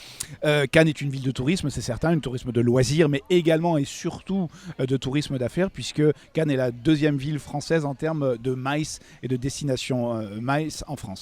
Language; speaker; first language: French; native; French